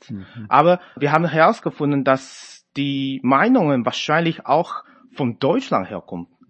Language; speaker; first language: German; non-native, fluent; Chinese